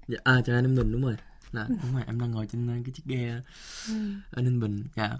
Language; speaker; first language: Vietnamese; early bilingual, heritage; Vietnamese